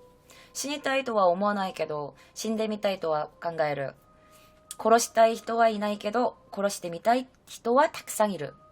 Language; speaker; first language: Japanese; non-native, fluent; Korean